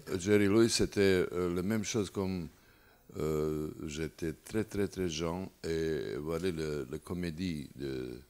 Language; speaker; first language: French; non-native, learner; Serbian